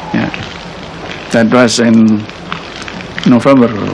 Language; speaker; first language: Dutch; non-native, local second language; Minangkabau